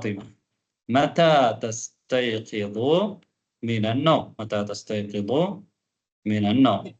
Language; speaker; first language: Arabic; non-native, fluent; Tamil